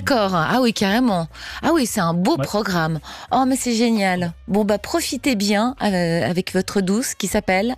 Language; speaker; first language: French; native; French